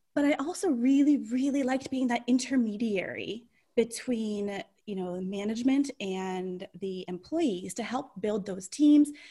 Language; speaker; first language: English; native; English